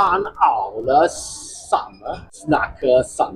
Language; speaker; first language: Norwegian; non-native, learner; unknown